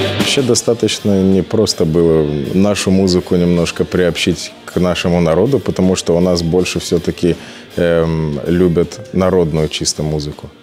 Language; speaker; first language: Russian; non-native, local second language; Gagauz